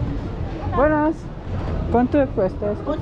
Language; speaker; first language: Spanish; non-native, learner; Filipino